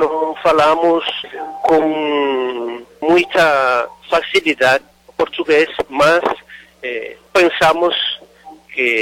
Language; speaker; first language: Portuguese; non-native, learner; Spanish